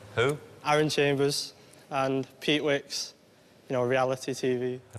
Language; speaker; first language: English; native; English